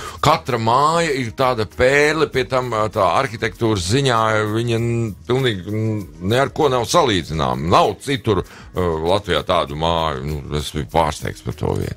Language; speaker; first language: Latvian; native; Latvian